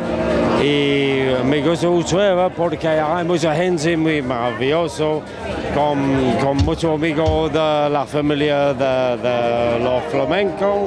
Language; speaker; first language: Spanish; non-native, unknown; English